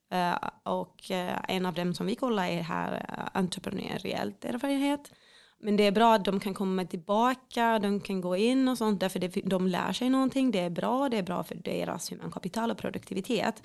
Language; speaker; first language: Swedish; non-native, fluent; Finnish